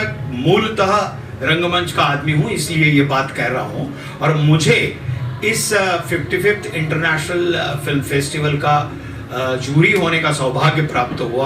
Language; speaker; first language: Hindi; native; Hindi